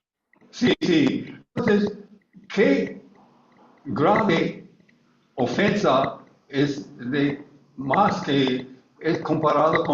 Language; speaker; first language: Spanish; non-native, learner; English